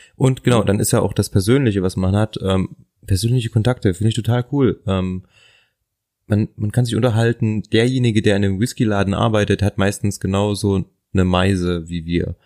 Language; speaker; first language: German; native; German